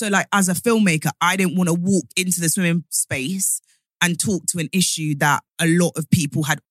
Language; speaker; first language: English; native; English